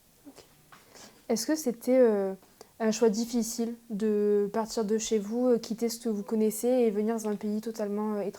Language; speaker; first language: French; native; French